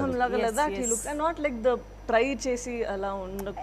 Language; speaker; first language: Telugu; non-native, fluent; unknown